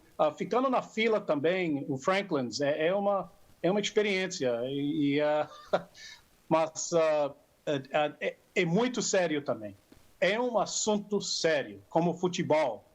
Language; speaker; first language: Portuguese; non-native, fluent; English